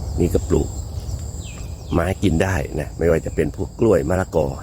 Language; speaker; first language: Thai; native; Thai